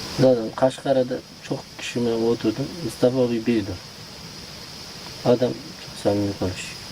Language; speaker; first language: Turkish; non-native, learner; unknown